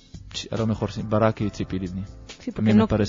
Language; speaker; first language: Spanish; non-native, learner; Hebrew